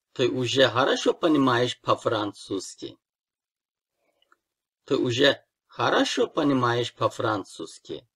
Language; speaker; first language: Russian; non-native, fluent; Turkish